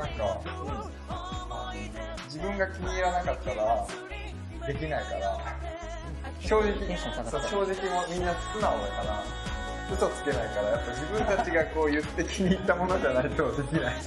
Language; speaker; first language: Japanese; native; Japanese